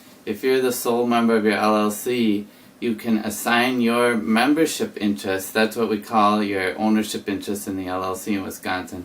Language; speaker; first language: English; native; English